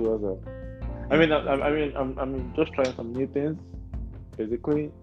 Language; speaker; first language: English; non-native, local second language; Yoruba